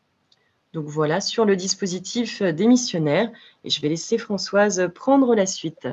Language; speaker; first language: French; native; French